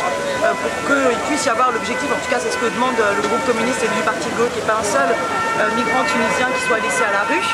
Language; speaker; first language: French; native; French